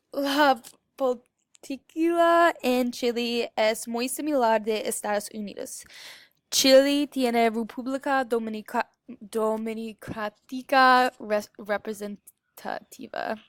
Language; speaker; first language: Spanish; non-native, learner; English